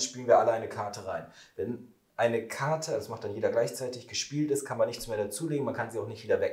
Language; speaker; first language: German; native; German